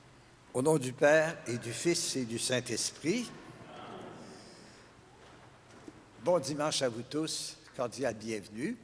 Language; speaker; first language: French; native; French